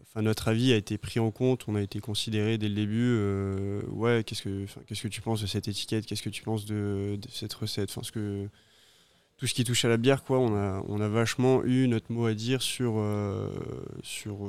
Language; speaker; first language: French; native; French